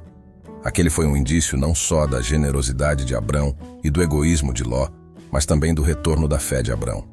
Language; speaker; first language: Portuguese; native; Portuguese